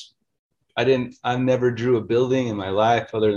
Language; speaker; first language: English; native; English